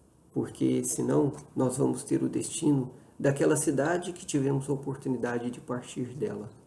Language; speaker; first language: Portuguese; native; Portuguese